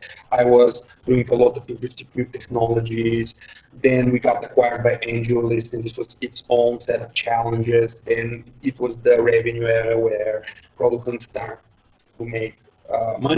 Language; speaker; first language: English; non-native, fluent; Bulgarian